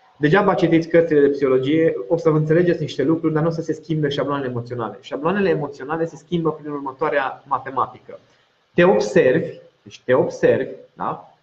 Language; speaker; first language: Romanian; non-native, local second language; Hungarian